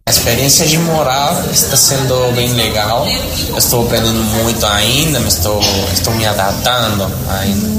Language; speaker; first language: Portuguese; non-native, learner; Spanish